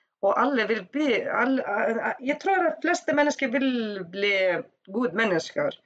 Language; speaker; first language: Swedish; non-native, learner; Icelandic